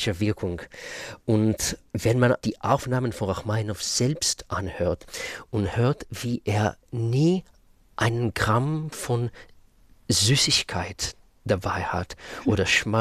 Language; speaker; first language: German; non-native, fluent; Russian